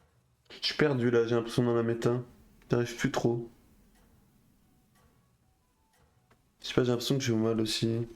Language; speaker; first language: French; native; French